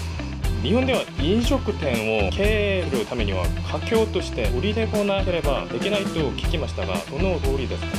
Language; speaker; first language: Japanese; non-native, learner; Korean